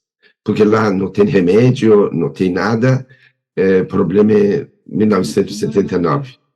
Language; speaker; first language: Portuguese; non-native, learner; Persian